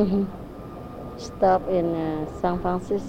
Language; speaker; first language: English; non-native, learner; Vietnamese